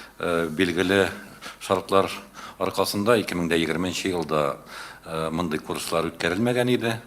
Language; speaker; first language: Tatar; native; Tatar